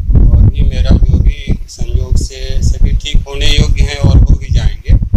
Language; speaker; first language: Hindi; native; Hindi